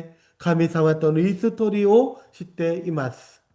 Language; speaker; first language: Japanese; non-native, fluent; Korean